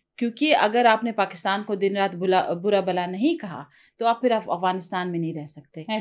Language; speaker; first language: Urdu; non-native, local second language; Pashto